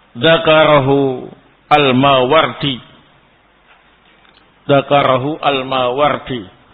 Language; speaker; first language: Arabic; non-native, fluent; Indonesian